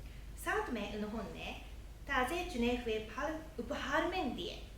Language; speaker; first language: Hindi; non-native, fluent; Japanese